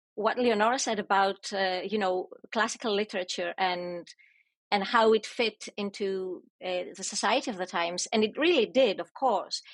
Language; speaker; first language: English; non-native, fluent; Greek